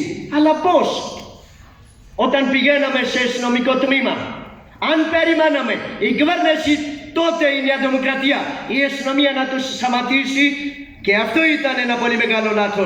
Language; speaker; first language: Greek; non-native, fluent; Urdu